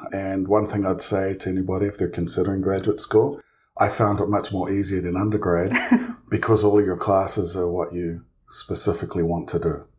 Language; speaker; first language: English; native; English